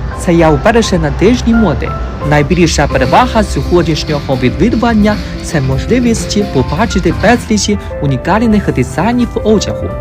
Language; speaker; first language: Ukrainian; non-native, learner; Chinese